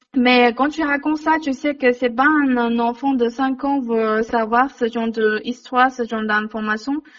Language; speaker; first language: French; non-native, learner; Chinese